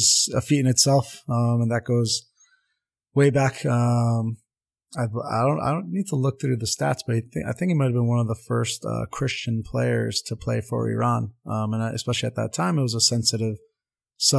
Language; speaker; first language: English; non-native, local second language; Armenian